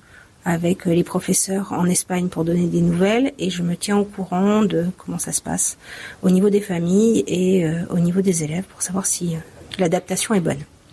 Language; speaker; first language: French; native; French